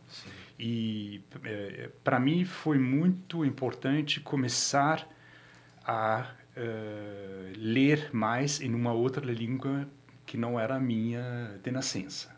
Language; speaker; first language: Portuguese; non-native, fluent; Danish